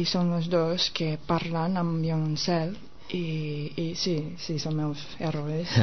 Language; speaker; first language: Catalan; non-native, fluent; Japanese